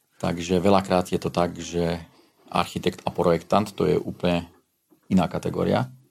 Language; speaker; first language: Slovak; non-native, local second language; Hungarian